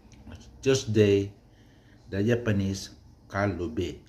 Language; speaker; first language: English; non-native, learner; Filipino